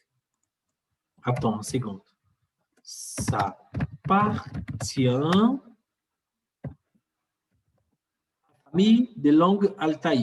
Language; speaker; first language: French; non-native, fluent; Portuguese